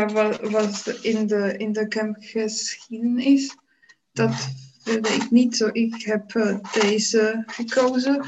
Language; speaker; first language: Dutch; non-native, learner; Czech